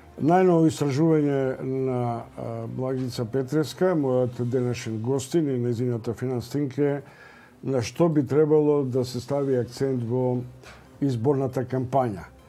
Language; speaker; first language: Macedonian; native; Macedonian